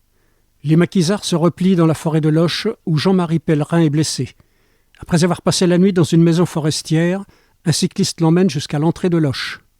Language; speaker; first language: French; native; French